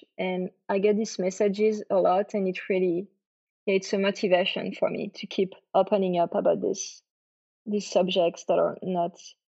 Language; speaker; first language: English; non-native, fluent; French